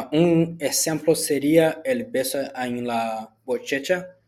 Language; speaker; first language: Spanish; early bilingual, other home language; Portuguese